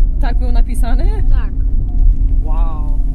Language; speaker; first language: Polish; non-native, learner; English